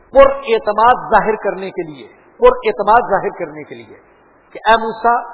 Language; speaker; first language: Urdu; non-native, local second language; Punjabi